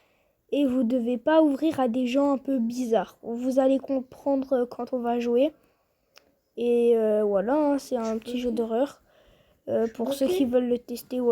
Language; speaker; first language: French; native; French